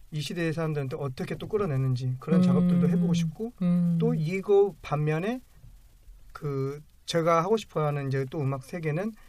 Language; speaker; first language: Korean; native; Korean